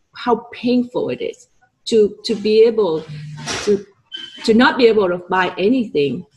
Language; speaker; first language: English; non-native, fluent; Vietnamese